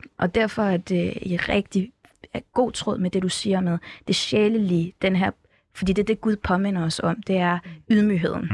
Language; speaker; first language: Danish; early bilingual, other home language; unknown